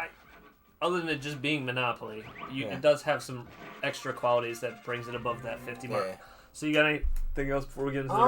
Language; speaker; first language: English; native; English